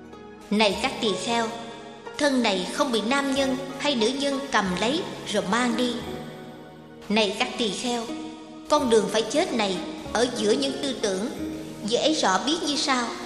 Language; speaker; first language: Vietnamese; native; Vietnamese